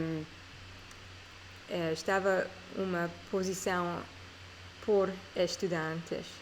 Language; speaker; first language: Portuguese; non-native, learner; English